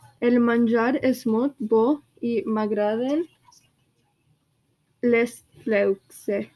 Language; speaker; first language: Catalan; non-native, learner; English